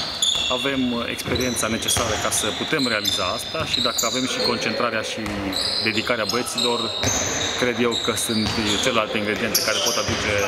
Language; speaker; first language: Romanian; native; Romanian